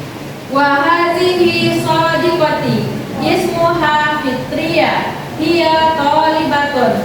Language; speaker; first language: Arabic; non-native, learner; Indonesian